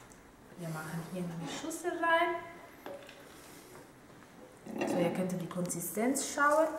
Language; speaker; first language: German; non-native, fluent; Italian